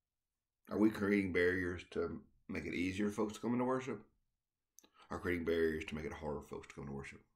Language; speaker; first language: English; native; English